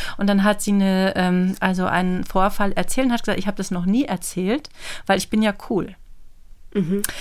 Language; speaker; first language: German; native; German